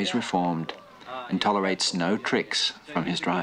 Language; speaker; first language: English; native; English